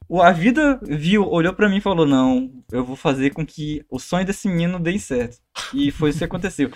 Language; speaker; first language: Portuguese; native; Portuguese